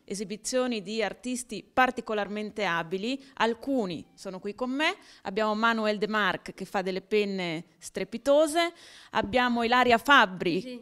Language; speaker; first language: Italian; native; Italian